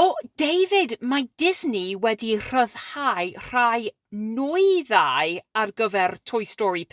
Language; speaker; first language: Welsh; non-native, learner; English